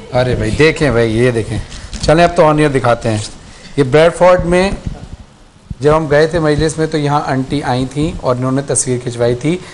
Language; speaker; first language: Urdu; native; Urdu